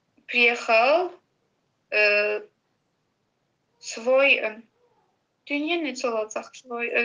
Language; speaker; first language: Russian; non-native, learner; Azerbaijani